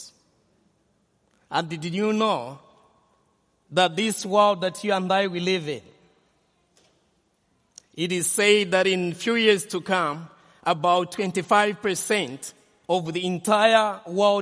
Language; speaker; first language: English; non-native, local second language; Nyanja